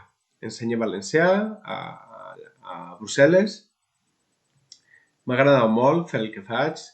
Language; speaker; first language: Catalan; non-native, local second language; Spanish